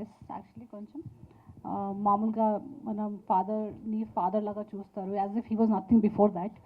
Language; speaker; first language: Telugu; non-native, local second language; Hindi